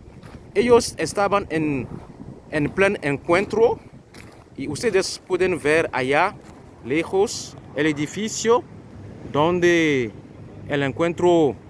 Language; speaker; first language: Spanish; non-native, fluent; French